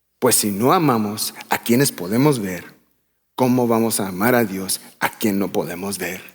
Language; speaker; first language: Spanish; early bilingual, heritage; Spanish